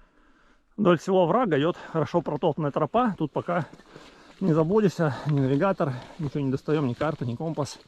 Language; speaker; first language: Russian; native; Russian